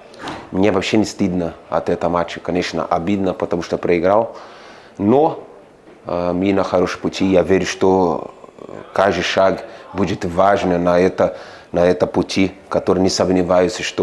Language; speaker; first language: Russian; non-native, fluent; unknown